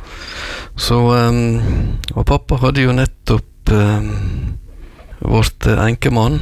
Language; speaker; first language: Norwegian; native; Norwegian